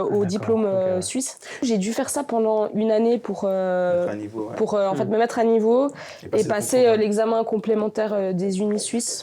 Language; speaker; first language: French; native; French